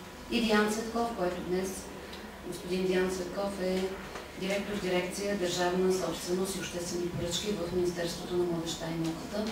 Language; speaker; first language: Bulgarian; native; Bulgarian